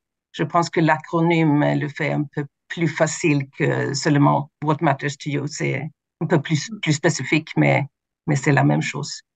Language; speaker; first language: French; non-native, fluent; Swedish